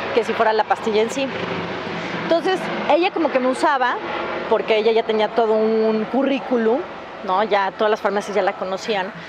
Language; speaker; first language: Spanish; native; Spanish